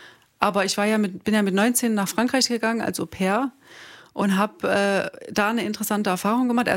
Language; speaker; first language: German; native; German